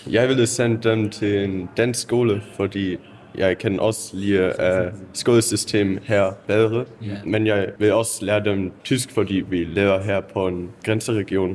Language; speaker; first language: Danish; early bilingual, heritage; German